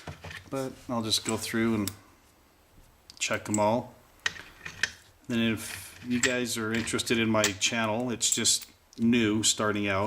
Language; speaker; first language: English; native; English